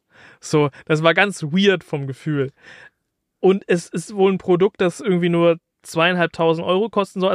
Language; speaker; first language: German; native; German